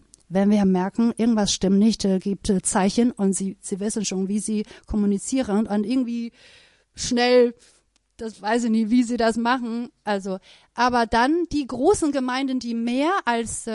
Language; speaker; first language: German; non-native, fluent; Persian